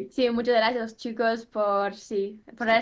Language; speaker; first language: Spanish; non-native, learner; Ukrainian